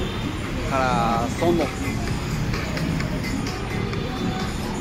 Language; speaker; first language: Vietnamese; non-native, learner; Japanese